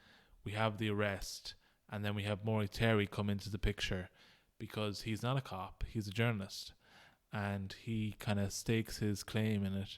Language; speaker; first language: English; native; English